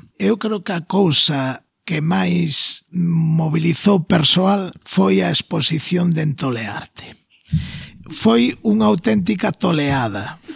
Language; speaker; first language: Galician; non-native, local second language; Spanish